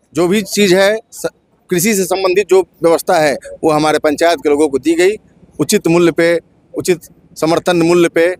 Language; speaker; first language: Hindi; native; Hindi